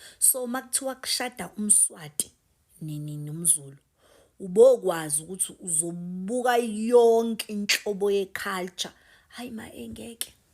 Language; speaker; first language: Zulu; native; Zulu